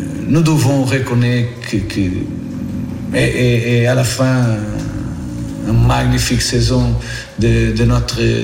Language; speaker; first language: French; non-native, learner; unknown